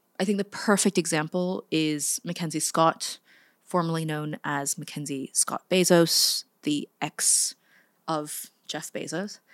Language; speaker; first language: English; native; English